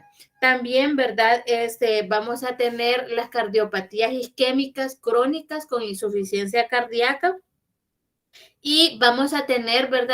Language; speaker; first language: Spanish; native; Spanish